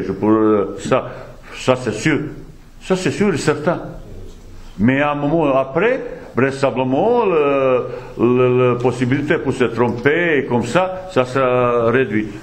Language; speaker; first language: French; non-native, fluent; Bosnian